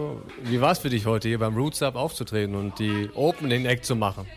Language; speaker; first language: German; native; German